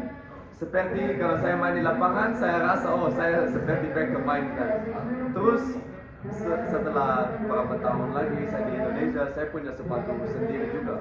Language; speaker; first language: Indonesian; non-native, fluent; Dutch